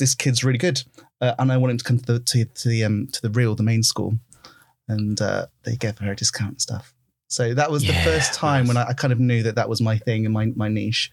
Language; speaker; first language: English; native; English